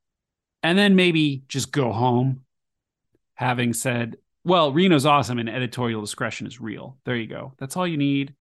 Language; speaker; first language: English; native; English